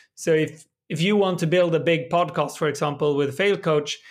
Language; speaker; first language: English; non-native, fluent; Swedish